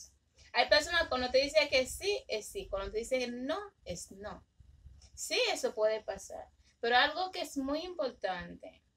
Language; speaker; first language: Spanish; early bilingual, other home language; Haitian Creole